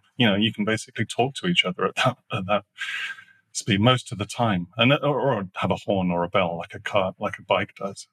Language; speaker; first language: English; native; English